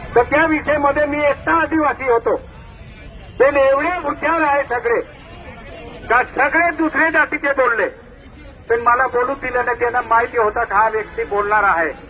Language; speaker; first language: Marathi; non-native, local second language; Bhili